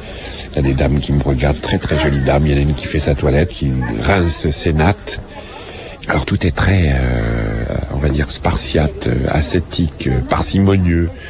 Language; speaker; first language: French; native; French